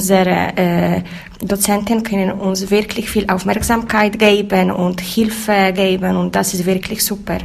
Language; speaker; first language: German; non-native, learner; Polish